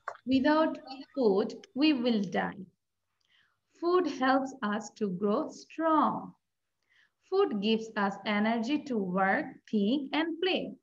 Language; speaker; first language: English; non-native, local second language; Bangla